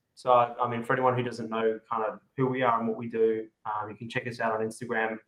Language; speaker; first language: English; native; English